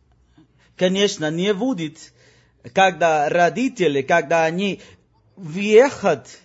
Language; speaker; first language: Russian; non-native, learner; Spanish